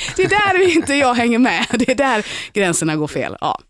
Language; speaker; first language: Swedish; native; Swedish